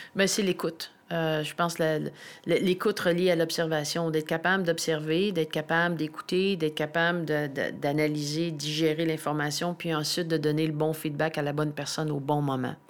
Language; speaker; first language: French; native; French